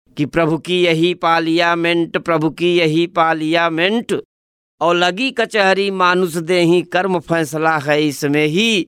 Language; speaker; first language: Hindi; native; Hindi